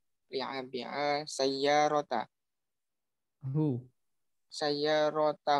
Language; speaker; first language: Arabic; non-native, learner; Indonesian